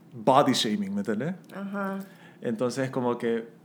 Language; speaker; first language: Spanish; early bilingual, other home language; Korean